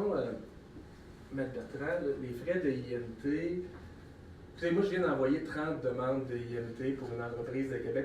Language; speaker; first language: French; native; French